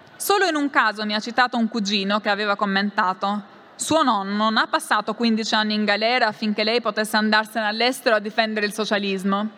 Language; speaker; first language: Italian; non-native, fluent; Albanian